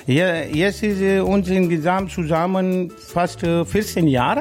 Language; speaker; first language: German; non-native, learner; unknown